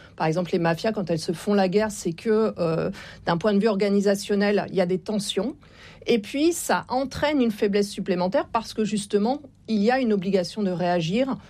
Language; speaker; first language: French; native; French